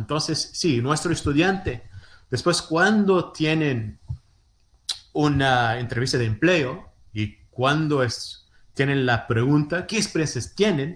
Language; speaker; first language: Spanish; non-native, fluent; Portuguese